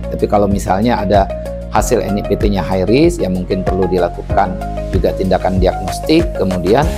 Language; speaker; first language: Indonesian; native; Indonesian